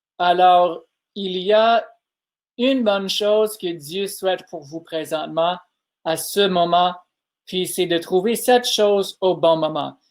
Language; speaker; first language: French; non-native, fluent; English